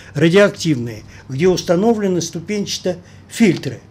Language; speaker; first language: Russian; native; Russian